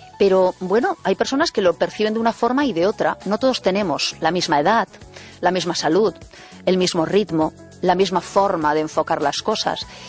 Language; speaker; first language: Spanish; native; Spanish